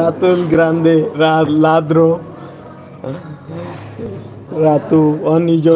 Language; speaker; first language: Italian; non-native, learner; Bangla